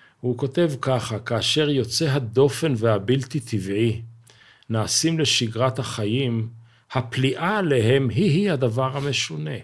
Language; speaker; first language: Hebrew; native; Hebrew